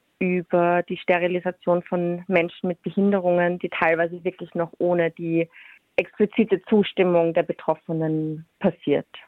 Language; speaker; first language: German; native; German